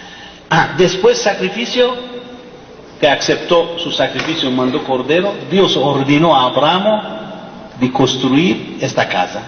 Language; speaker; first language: Spanish; non-native, fluent; Persian